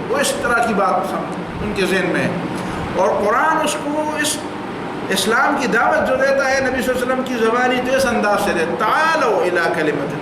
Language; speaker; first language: Urdu; non-native, local second language; Pashto